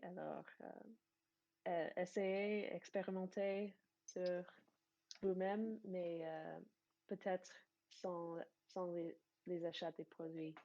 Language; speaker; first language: French; non-native, fluent; English